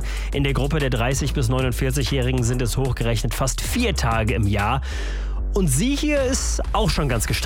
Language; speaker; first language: German; native; German